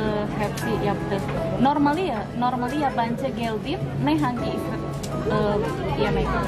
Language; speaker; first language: Turkish; non-native, learner; Indonesian